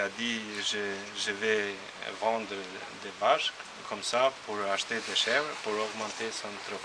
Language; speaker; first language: French; non-native, learner; Albanian